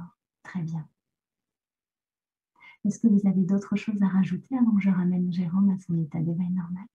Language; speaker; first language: French; native; French